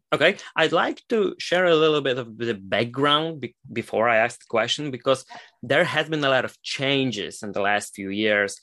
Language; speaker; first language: English; non-native, fluent; Polish